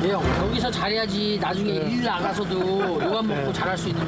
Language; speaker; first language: Korean; native; Korean